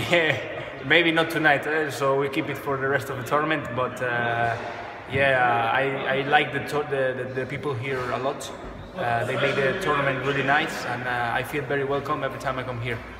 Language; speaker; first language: English; non-native, fluent; Spanish